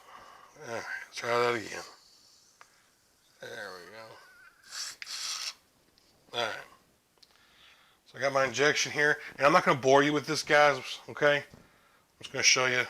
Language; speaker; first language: English; native; English